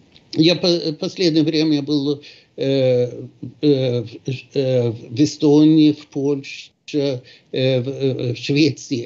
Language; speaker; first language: Russian; non-native, fluent; Swedish